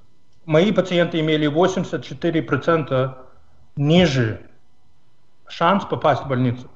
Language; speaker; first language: Russian; non-native, fluent; English